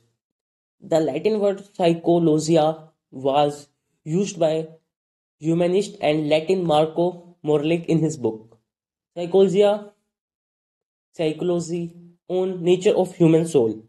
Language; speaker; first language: English; non-native, local second language; Hindi